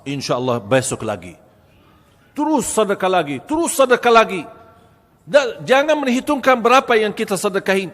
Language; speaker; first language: Malay; non-native, fluent; Arabic